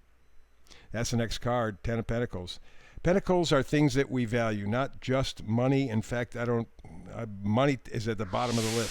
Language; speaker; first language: English; native; English